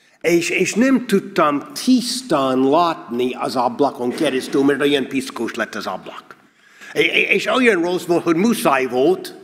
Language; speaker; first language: Hungarian; non-native, learner; English